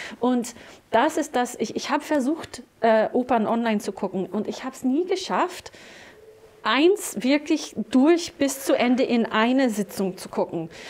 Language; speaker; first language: German; non-native, fluent; English